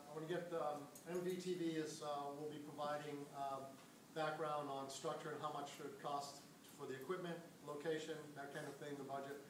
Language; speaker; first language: English; native; English